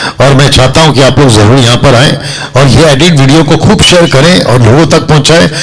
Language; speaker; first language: Hindi; non-native, local second language; Telugu